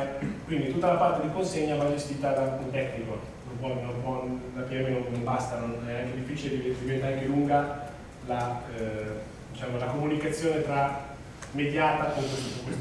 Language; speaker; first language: Italian; native; Italian